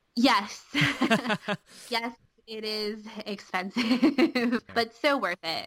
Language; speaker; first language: English; native; English